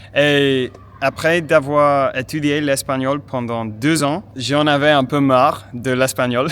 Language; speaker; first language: French; non-native, fluent; English